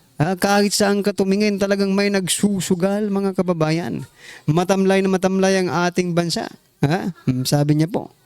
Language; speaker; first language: Filipino; non-native, local second language; Waray